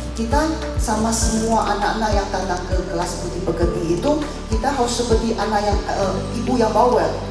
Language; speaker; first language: Indonesian; non-native, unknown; Chinese